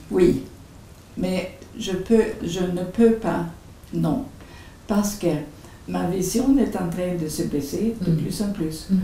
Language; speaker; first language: French; non-native, fluent; Swedish